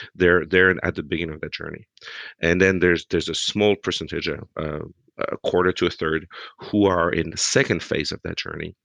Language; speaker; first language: English; non-native, fluent; French